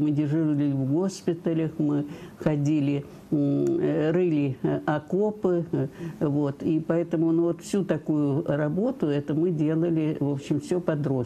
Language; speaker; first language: Russian; native; Russian